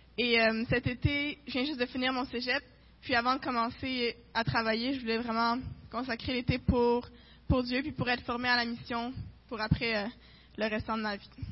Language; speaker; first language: French; native; French